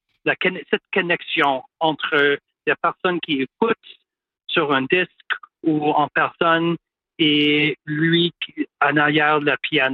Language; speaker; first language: French; non-native, local second language; English